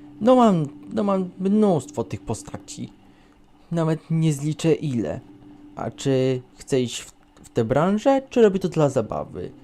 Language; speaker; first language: Polish; native; Polish